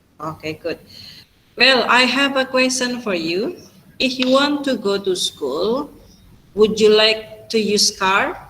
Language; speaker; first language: English; non-native, fluent; Indonesian